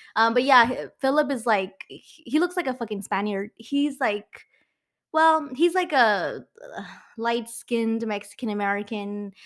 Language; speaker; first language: English; non-native, fluent; Spanish